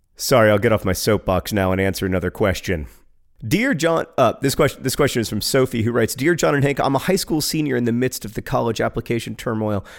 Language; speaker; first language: English; native; English